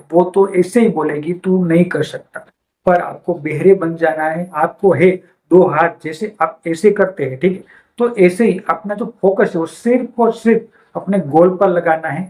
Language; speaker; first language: Hindi; non-native, local second language; Gujarati